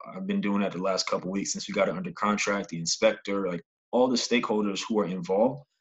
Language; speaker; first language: English; native; English